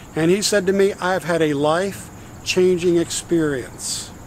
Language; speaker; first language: English; native; English